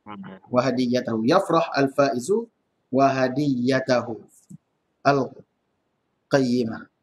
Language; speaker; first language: Arabic; non-native, fluent; Malay